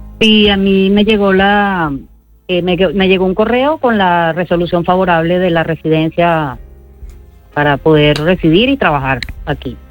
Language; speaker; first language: Spanish; native; Spanish